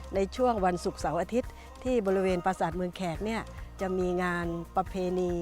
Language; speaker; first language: Thai; native; Thai